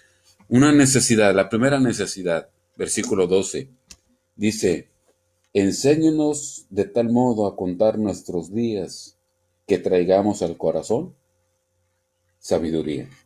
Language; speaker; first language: Spanish; native; Spanish